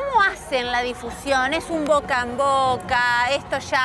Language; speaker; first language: Spanish; native; Spanish